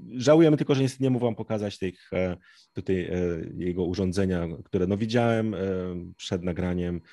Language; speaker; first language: Polish; native; Polish